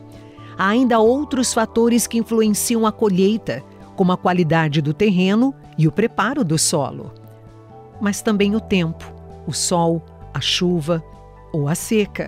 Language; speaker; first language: Portuguese; native; Portuguese